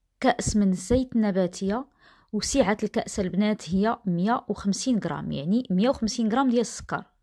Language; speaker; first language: Arabic; native; Arabic